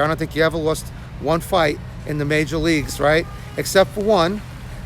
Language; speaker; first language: English; native; English